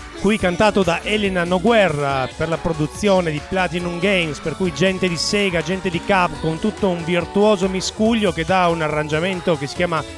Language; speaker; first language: Italian; native; Italian